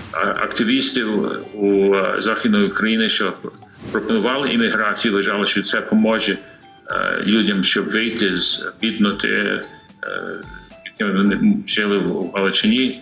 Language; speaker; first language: Ukrainian; early bilingual, heritage; English